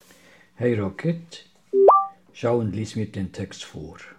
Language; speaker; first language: German; native; German